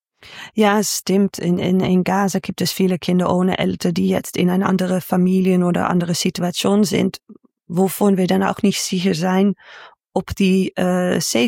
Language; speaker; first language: German; non-native, learner; Dutch